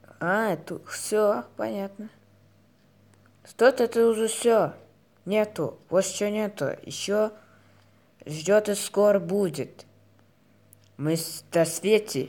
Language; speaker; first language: Russian; non-native, learner; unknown